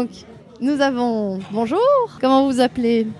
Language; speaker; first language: French; native; French